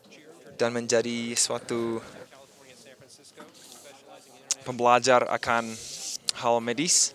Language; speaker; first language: Indonesian; non-native, fluent; English